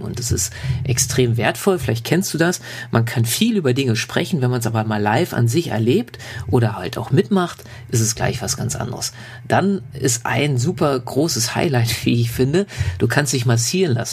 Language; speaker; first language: German; native; German